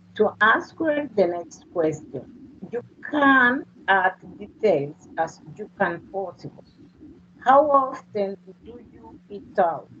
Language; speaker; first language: English; non-native, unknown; Spanish